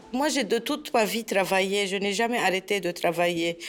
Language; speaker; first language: French; non-native, local second language; Arabic